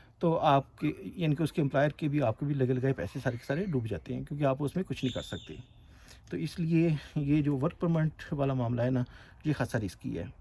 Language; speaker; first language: Urdu; non-native, local second language; Punjabi